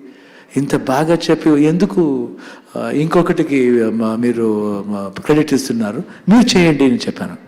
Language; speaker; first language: Telugu; non-native, learner; Kannada